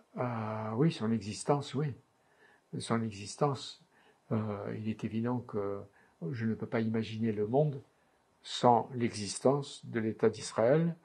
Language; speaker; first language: French; native; French